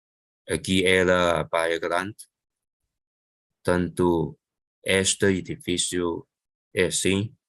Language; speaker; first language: Portuguese; non-native, local second language; Chinese